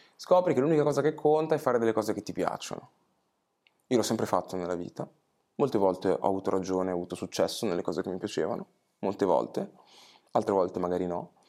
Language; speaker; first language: Italian; early bilingual, other home language; Portuguese